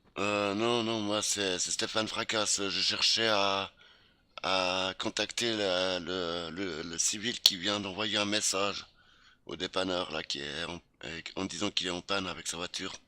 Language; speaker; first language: French; native; French